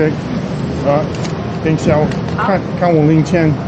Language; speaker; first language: Chinese; non-native, learner; English